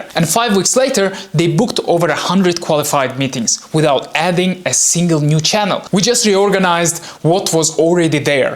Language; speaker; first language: English; non-native, fluent; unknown